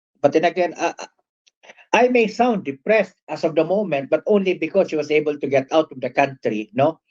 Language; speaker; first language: English; non-native, local second language; Filipino